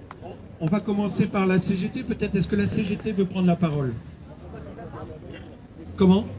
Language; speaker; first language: French; native; French